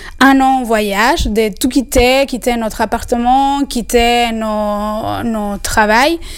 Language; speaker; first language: French; non-native, fluent; Spanish